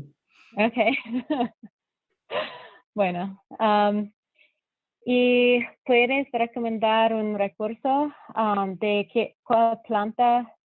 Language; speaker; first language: Spanish; non-native, fluent; English